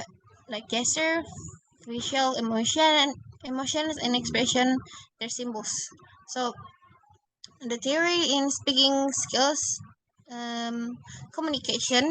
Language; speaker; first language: English; non-native, learner; Indonesian